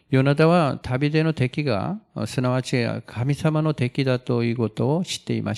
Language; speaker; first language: Japanese; non-native, fluent; Korean